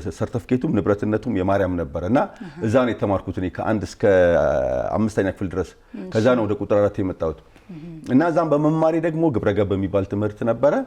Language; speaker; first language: Amharic; native; Amharic